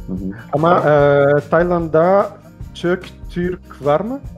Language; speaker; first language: Turkish; non-native, learner; Portuguese